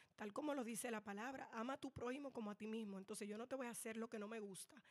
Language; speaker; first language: Spanish; native; Spanish